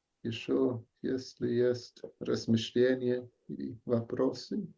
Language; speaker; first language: Russian; non-native, learner; English